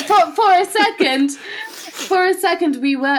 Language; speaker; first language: English; non-native, fluent; Polish